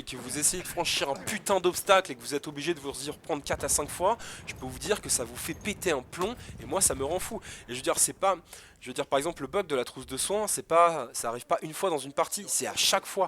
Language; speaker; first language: French; native; French